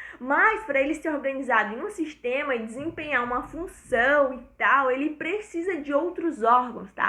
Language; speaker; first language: Portuguese; native; Portuguese